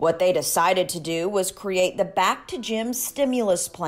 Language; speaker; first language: English; native; English